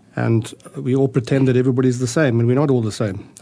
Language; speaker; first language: English; early bilingual, other home language; German